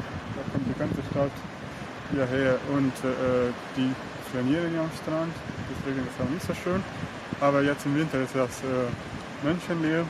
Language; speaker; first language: German; non-native, learner; Italian